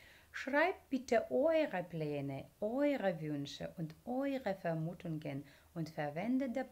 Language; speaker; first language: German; non-native, fluent; Ukrainian